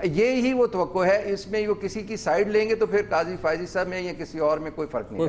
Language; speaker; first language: Urdu; native; Urdu